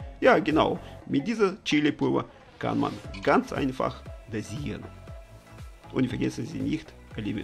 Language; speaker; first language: German; non-native, learner; Russian